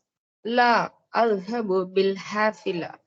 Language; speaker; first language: Arabic; non-native, learner; Tamil